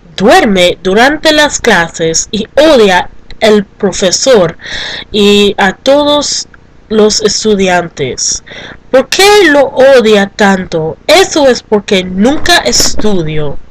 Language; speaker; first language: Spanish; non-native, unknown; English